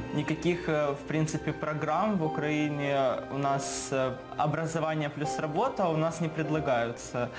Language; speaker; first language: Russian; native; Russian